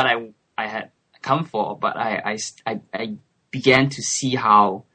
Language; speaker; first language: English; native; English